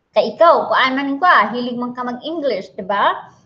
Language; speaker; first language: Filipino; non-native, local second language; Cebuano